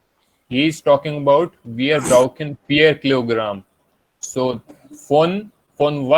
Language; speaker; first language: German; non-native, fluent; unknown